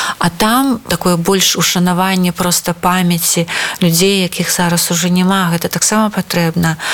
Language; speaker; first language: Belarusian; non-native, local second language; Russian